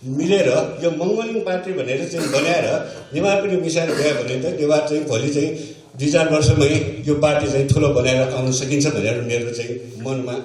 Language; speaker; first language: Nepali; non-native, local second language; Newari